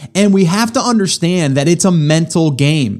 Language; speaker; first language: English; native; English